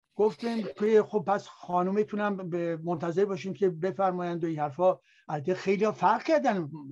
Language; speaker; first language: Persian; native; Persian